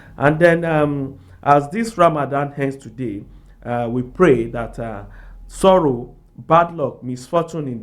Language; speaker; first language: English; non-native, local second language; Yoruba